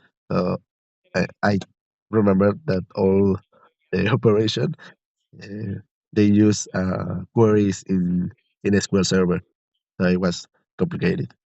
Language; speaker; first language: English; non-native, learner; Spanish